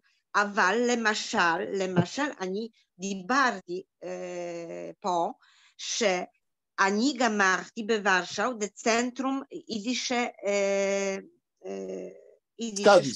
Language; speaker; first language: Hebrew; non-native, learner; Polish